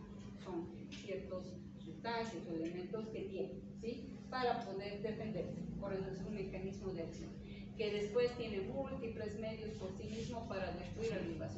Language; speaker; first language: Spanish; native; Spanish